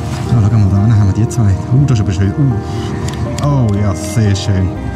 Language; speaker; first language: German; native; German